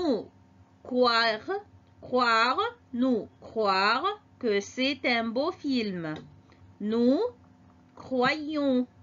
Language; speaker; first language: French; non-native, fluent; Arabic